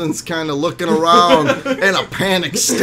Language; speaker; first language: English; native; English